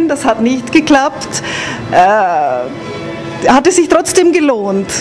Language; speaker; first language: German; native; German